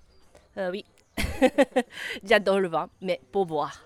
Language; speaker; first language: French; non-native, learner; Japanese